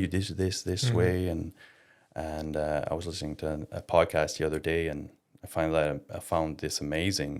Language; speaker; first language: English; non-native, local second language; French